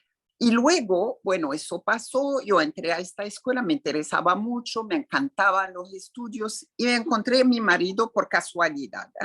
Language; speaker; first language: Spanish; non-native, fluent; Arabic